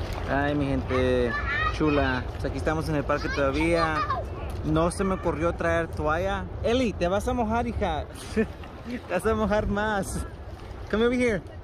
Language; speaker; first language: Spanish; early bilingual, heritage; Spanish